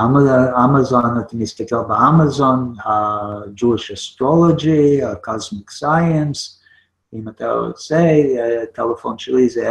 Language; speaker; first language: Hebrew; non-native, fluent; English